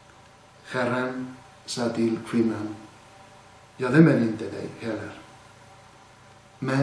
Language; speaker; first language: Swedish; non-native, fluent; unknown